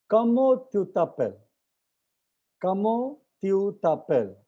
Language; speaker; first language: French; non-native, learner; Hindi